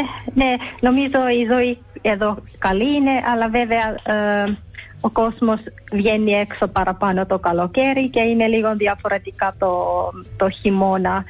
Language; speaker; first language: Greek; early bilingual, heritage; Greek